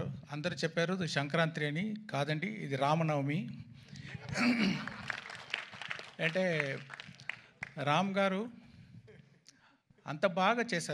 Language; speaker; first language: Telugu; non-native, learner; Tamil